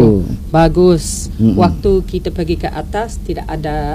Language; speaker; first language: Indonesian; non-native, learner; English